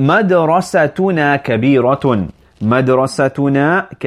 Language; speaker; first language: Arabic; non-native, fluent; English